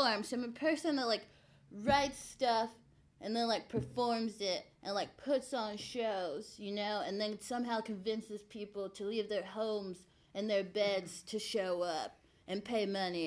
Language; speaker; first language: English; native; English